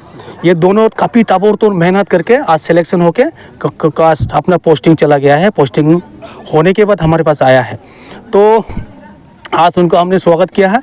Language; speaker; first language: Hindi; non-native, local second language; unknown